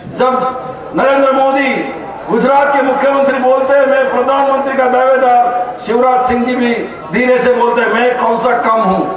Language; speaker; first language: Hindi; non-native, local second language; Kannada